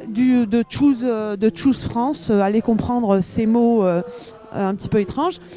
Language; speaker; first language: French; native; French